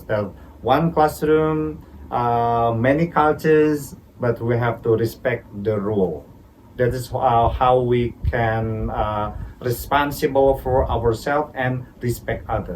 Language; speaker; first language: English; non-native, fluent; Indonesian